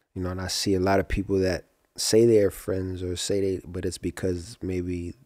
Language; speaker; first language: English; native; English